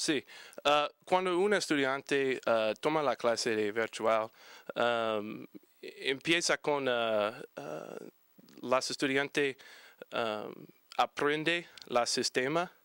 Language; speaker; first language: Spanish; non-native, learner; English